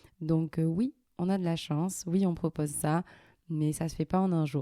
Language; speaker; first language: French; early bilingual, other home language; Arabic